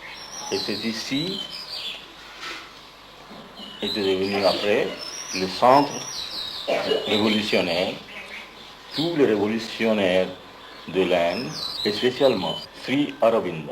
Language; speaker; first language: French; non-native, fluent; Bangla